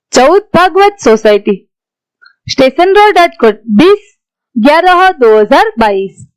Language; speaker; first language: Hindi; non-native, local second language; Gujarati